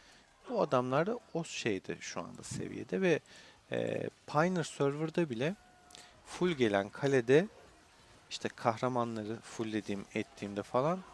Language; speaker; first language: Turkish; native; Turkish